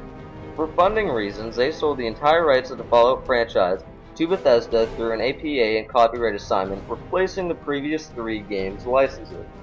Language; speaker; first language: English; native; English